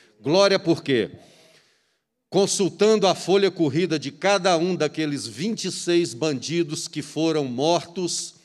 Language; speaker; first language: Portuguese; native; Portuguese